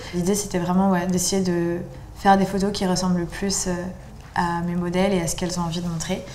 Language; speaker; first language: French; early bilingual, other home language; Spanish